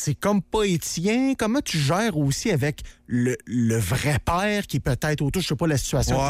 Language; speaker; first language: French; native; French